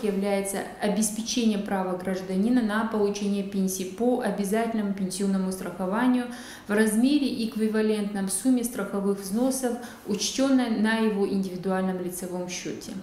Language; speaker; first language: Russian; native; Russian